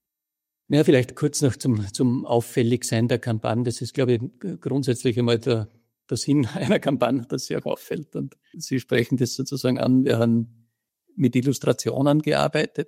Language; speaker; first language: German; native; German